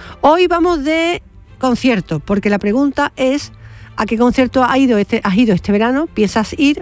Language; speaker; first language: Spanish; native; Spanish